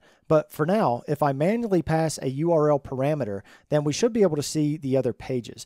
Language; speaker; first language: English; native; English